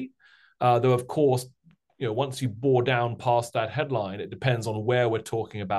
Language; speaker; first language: English; native; English